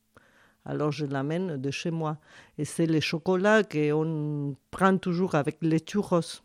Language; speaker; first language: French; non-native, fluent; Spanish